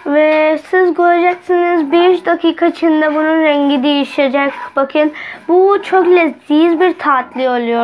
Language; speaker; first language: Turkish; non-native, learner; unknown